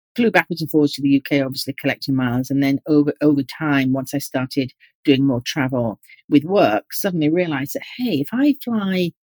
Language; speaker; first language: English; native; English